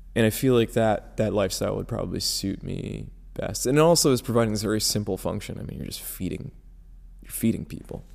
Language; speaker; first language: English; native; English